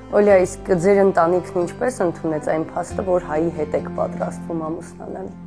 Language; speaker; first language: Armenian; native; Armenian